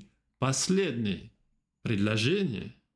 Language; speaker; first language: Russian; non-native, fluent; French